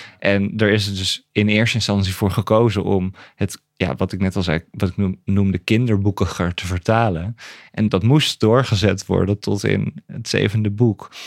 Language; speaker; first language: Dutch; native; Dutch